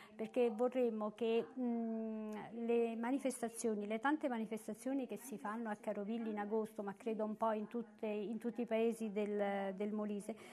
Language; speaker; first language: Italian; native; Italian